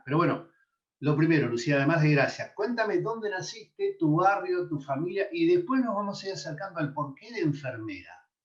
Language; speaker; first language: Spanish; native; Spanish